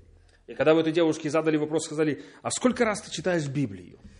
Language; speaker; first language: Polish; non-native, learner; Russian